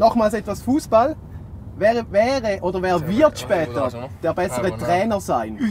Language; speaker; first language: German; native; German